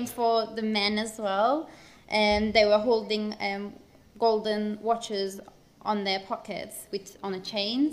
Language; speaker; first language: English; non-native, fluent; Turkish